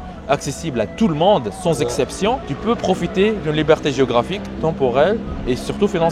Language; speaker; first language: French; native; French